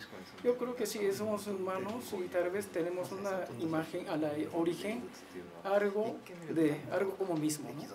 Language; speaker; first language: Spanish; non-native, learner; Japanese